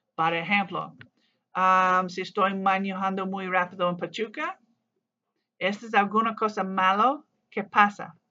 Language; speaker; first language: Spanish; non-native, learner; English